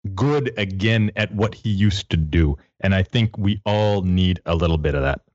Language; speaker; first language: English; native; English